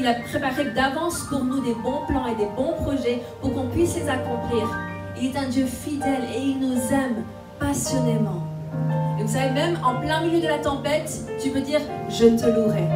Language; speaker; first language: French; native; French